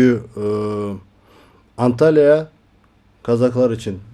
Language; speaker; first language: Turkish; non-native, learner; Kazakh